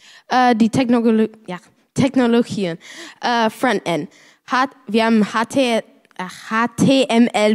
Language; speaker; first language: German; non-native, learner; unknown